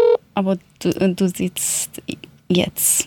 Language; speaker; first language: German; non-native, learner; Persian